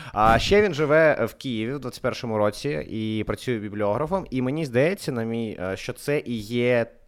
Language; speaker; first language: Ukrainian; non-native, local second language; Russian